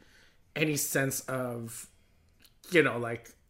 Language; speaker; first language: English; non-native, local second language; Filipino